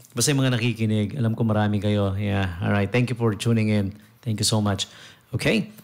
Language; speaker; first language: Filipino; native; Filipino